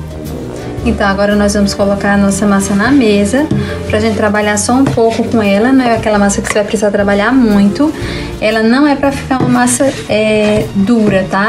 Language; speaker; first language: Portuguese; native; Portuguese